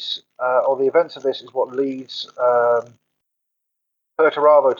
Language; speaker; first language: English; native; English